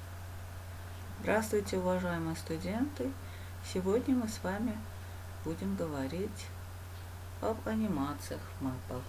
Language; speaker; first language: Russian; non-native, local second language; Uzbek